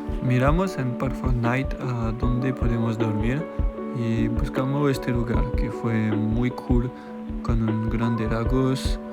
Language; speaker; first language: Spanish; non-native, learner; French